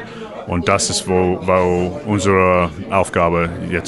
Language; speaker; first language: German; non-native, learner; English